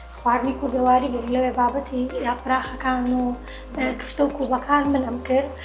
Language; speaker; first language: Central Kurdish; native; Central Kurdish